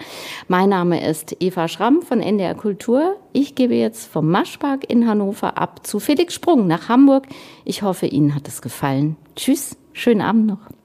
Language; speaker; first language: German; native; German